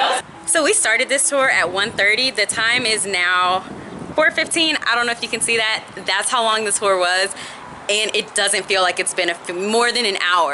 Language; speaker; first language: English; native; English